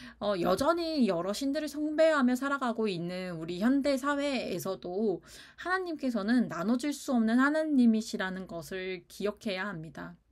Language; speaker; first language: Korean; native; Korean